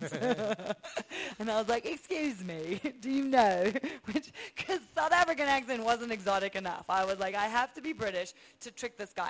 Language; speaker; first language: English; native; English